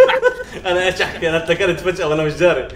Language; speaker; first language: Arabic; native; Arabic